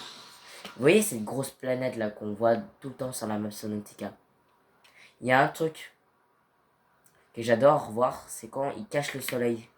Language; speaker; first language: French; native; French